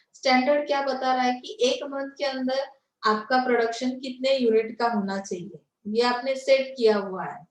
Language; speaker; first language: Hindi; non-native, local second language; Marathi